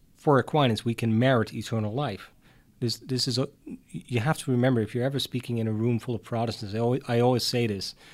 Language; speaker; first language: English; non-native, fluent; Dutch